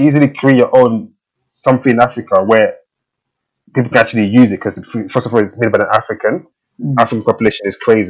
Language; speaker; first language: English; native; English